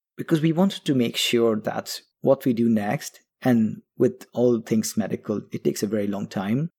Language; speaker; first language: English; non-native, local second language; Bangla